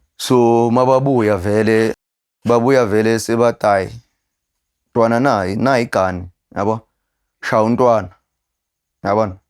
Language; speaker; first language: Zulu; native; Zulu